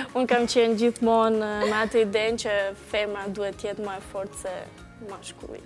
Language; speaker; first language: Albanian; early bilingual, heritage; Albanian